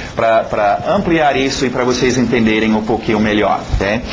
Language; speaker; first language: Portuguese; non-native, fluent; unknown